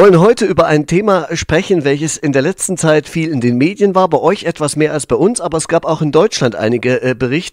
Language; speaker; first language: German; native; German